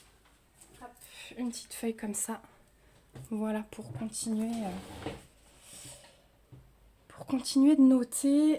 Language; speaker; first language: French; native; French